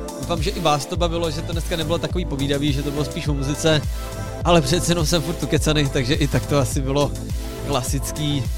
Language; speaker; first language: Czech; native; Czech